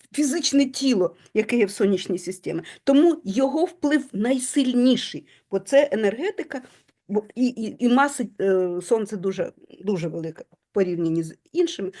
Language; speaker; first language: Ukrainian; non-native, local second language; Russian